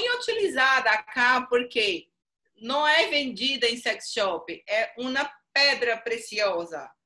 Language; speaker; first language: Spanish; non-native, learner; Portuguese